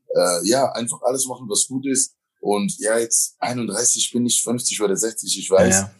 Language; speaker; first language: German; native; German